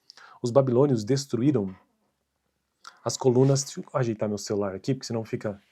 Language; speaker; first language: Portuguese; native; Portuguese